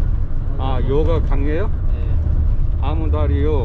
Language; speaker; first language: Korean; native; Korean